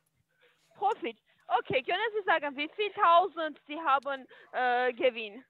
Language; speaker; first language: German; non-native, learner; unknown